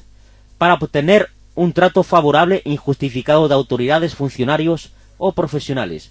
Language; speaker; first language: Spanish; native; Spanish